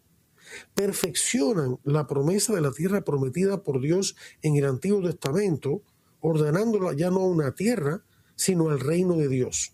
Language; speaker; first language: Spanish; native; Spanish